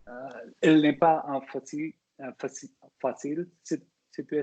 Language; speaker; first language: French; non-native, learner; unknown